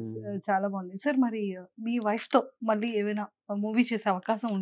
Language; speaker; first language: Telugu; native; Telugu